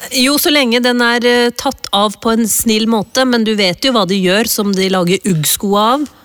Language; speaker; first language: Norwegian; early bilingual, other home language; Urdu